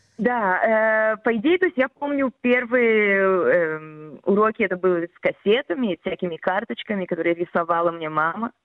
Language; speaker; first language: Russian; early bilingual, heritage; Russian